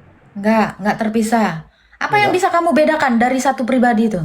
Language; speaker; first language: Indonesian; native; Indonesian